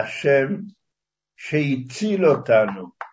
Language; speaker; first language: Hebrew; early bilingual, other home language; Hungarian